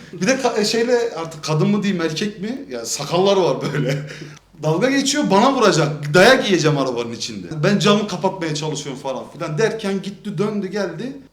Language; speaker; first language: Turkish; early bilingual, heritage; Turkish